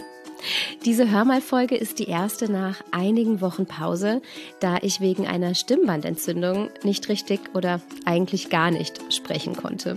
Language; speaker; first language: German; native; German